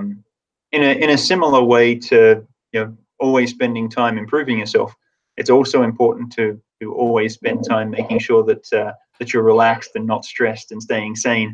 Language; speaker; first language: English; native; English